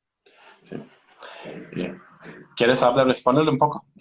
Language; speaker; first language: Spanish; non-native, learner; Turkish